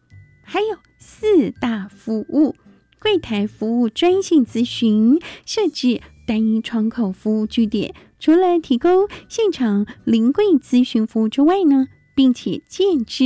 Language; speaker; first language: Chinese; native; Chinese